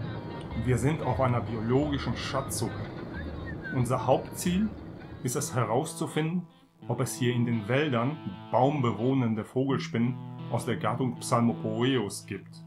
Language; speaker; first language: German; native; German